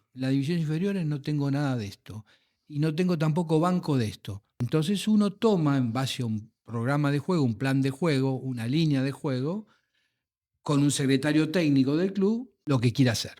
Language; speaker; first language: Spanish; native; Spanish